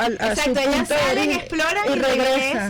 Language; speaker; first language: Spanish; native; Spanish